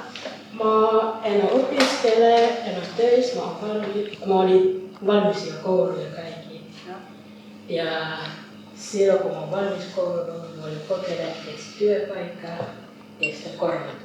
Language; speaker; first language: Finnish; non-native, fluent; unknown